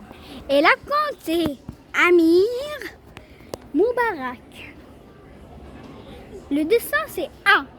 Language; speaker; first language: French; non-native, learner; Arabic